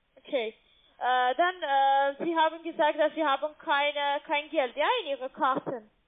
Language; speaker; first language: German; non-native, learner; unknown